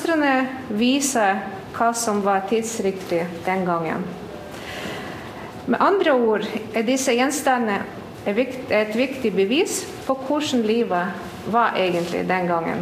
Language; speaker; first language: Norwegian; non-native, fluent; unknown